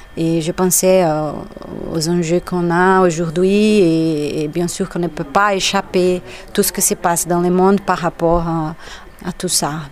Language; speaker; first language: French; non-native, learner; Portuguese